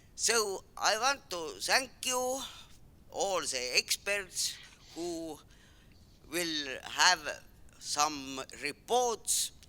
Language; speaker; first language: English; non-native, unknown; Estonian